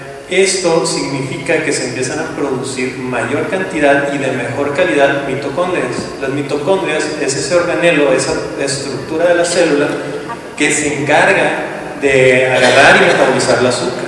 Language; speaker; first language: Spanish; native; Spanish